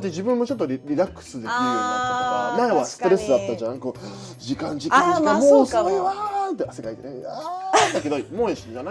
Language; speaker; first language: Japanese; non-native, fluent; Spanish